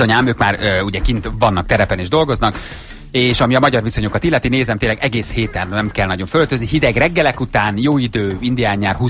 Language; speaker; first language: Hungarian; native; Hungarian